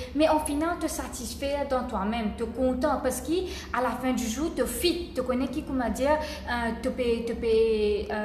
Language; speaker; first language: French; non-native, local second language; Morisyen